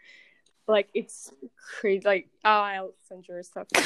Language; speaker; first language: English; non-native, fluent; Arabic